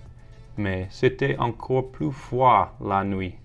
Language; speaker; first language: French; non-native, learner; English